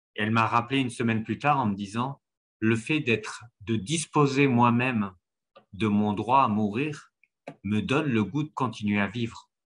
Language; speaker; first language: French; native; French